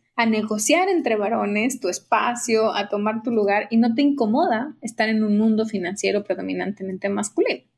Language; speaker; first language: Spanish; native; Spanish